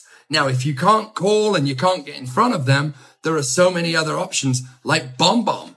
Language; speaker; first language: English; native; English